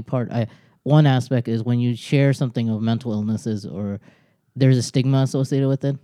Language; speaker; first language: English; native; English